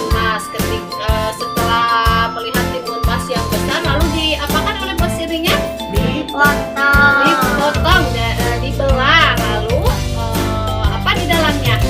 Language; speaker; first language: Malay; non-native, local second language; Sundanese